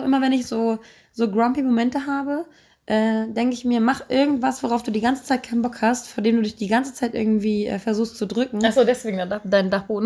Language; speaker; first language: German; native; German